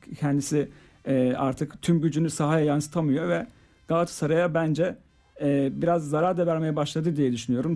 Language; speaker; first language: Turkish; native; Turkish